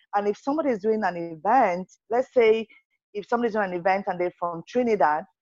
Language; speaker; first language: English; non-native, local second language; Yoruba